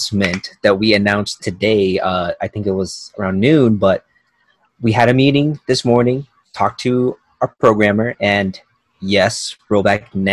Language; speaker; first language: English; native; English